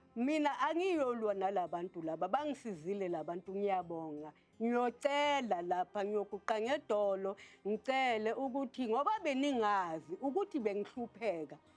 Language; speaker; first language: Zulu; native; Zulu